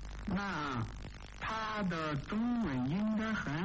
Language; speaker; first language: Chinese; non-native, learner; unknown